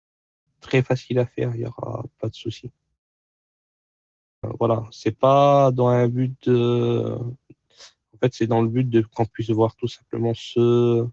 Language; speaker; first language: French; native; French